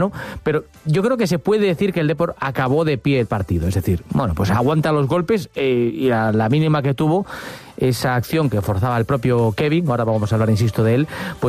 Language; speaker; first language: Spanish; native; Spanish